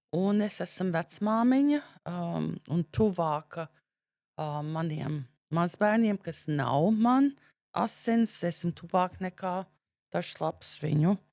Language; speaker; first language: Latvian; early bilingual, heritage; Latvian